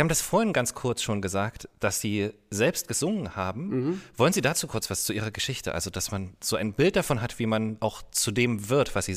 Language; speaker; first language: German; native; German